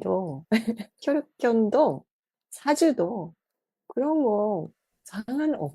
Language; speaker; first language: Korean; non-native, fluent; Japanese